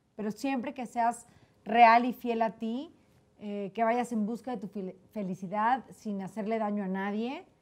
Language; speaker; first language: Spanish; native; Spanish